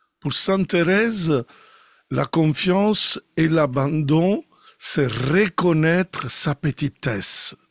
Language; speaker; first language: French; non-native, fluent; Italian